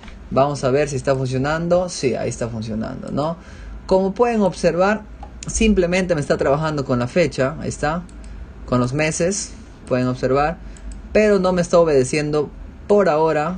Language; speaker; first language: Spanish; native; Spanish